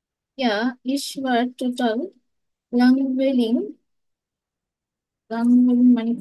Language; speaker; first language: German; non-native, learner; Bangla